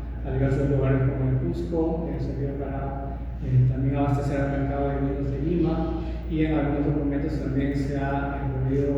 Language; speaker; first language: Spanish; native; Spanish